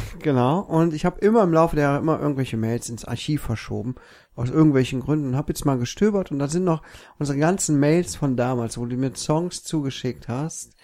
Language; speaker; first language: German; native; German